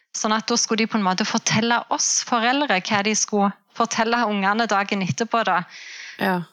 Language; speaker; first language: Norwegian; native; Norwegian